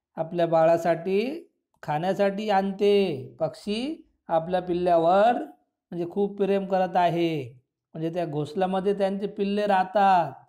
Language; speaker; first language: Marathi; non-native, local second language; Urdu